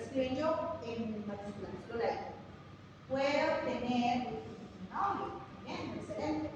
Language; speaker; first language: Spanish; non-native, fluent; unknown